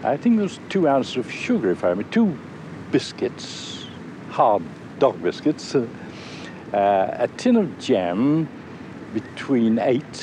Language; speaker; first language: English; native; English